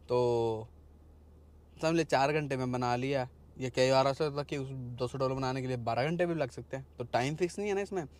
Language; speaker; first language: Hindi; native; Hindi